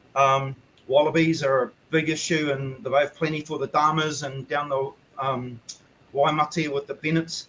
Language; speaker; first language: English; native; English